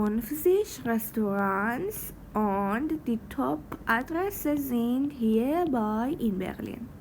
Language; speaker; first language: German; non-native, fluent; Persian